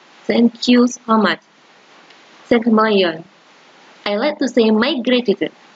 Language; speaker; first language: English; non-native, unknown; Indonesian